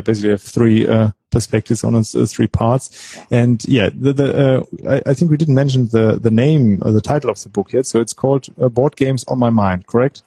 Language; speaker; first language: English; non-native, fluent; German